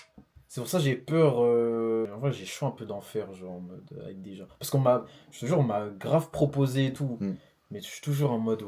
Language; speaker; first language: French; native; French